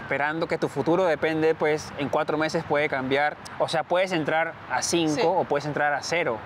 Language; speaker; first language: Spanish; native; Spanish